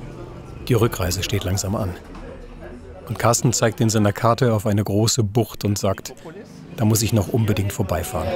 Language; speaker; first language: German; native; German